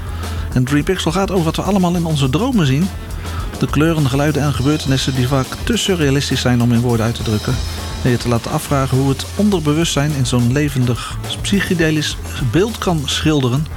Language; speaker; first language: Dutch; native; Dutch